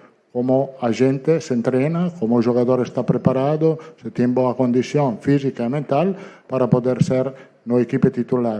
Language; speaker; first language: Portuguese; non-native, learner; Italian